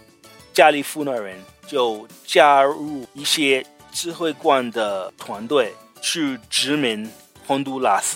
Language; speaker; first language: Chinese; non-native, fluent; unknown